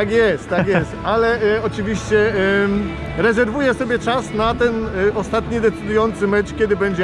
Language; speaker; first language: Polish; native; Polish